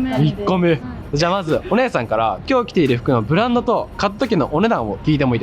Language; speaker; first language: Japanese; native; Japanese